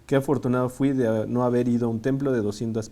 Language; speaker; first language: Spanish; native; Spanish